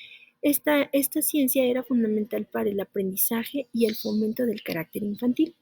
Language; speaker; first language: Spanish; native; Spanish